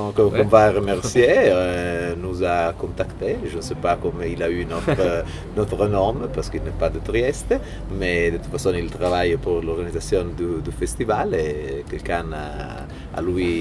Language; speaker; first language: French; non-native, fluent; Italian